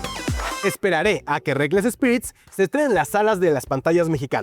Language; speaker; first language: Spanish; native; Spanish